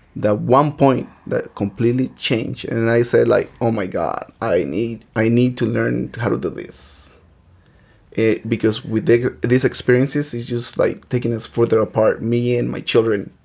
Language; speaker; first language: English; early bilingual, other home language; Spanish